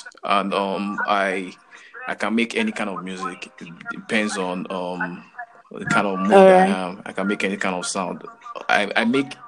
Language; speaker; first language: English; non-native, local second language; Yoruba